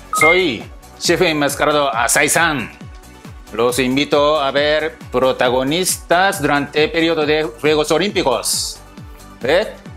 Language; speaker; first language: Spanish; non-native, learner; Japanese